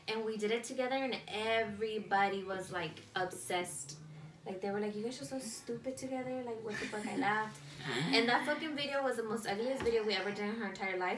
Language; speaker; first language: English; early bilingual, other home language; Spanish